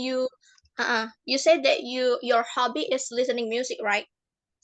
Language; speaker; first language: English; non-native, fluent; Indonesian